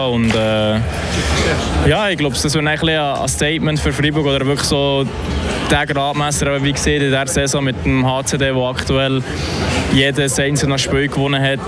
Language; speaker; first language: German; native; German